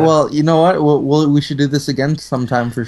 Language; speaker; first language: English; native; English